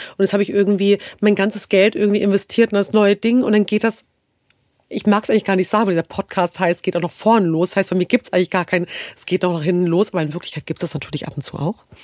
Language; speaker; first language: German; early bilingual, other home language; Kurdish